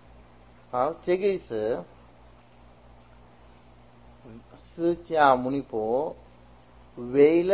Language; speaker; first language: Chinese; non-native, fluent; Sinhala